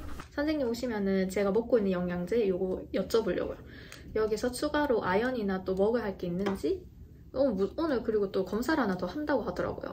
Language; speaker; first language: Korean; native; Korean